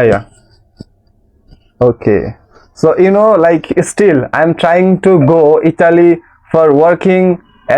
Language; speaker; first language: English; non-native, learner; Bangla